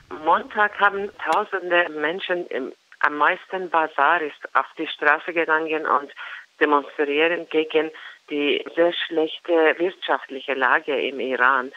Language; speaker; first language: German; non-native, learner; Persian